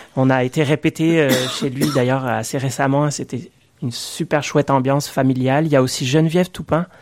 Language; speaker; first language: French; native; French